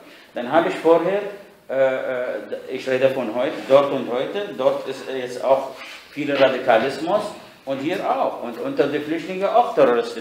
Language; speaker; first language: German; non-native, fluent; Arabic